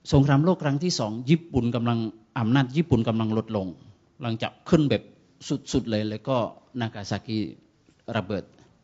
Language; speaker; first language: Thai; non-native, fluent; Indonesian